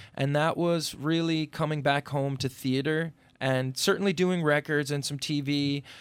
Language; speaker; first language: English; native; English